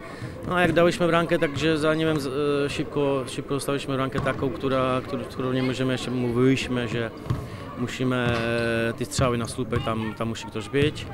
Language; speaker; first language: Polish; non-native, learner; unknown